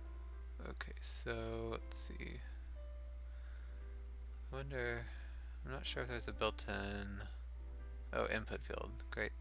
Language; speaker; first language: English; native; English